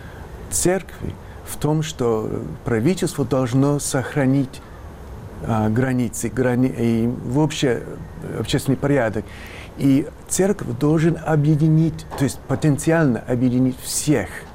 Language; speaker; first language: Russian; non-native, fluent; English